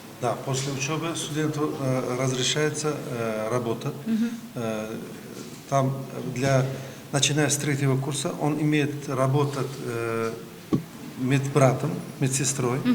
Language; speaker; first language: Russian; non-native, local second language; Uzbek